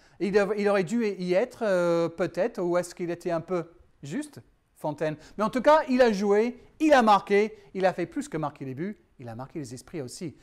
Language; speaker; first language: French; non-native, fluent; English